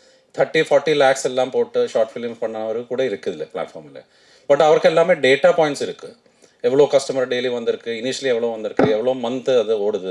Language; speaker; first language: Tamil; non-native, fluent; Malayalam